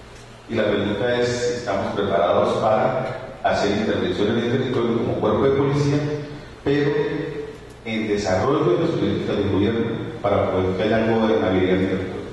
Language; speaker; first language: Spanish; native; Spanish